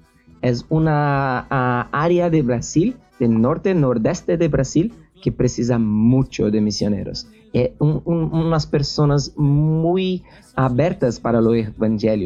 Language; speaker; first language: Spanish; non-native, learner; Portuguese